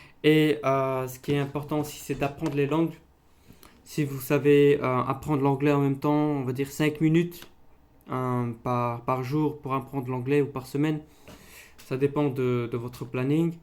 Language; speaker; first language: French; non-native, local second language; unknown